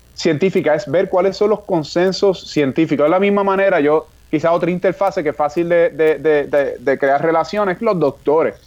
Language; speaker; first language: Spanish; native; Spanish